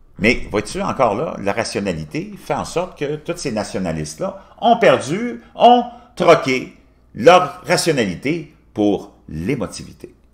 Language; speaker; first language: French; native; French